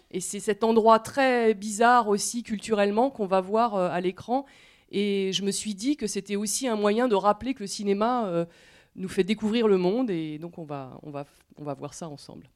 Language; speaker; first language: French; native; French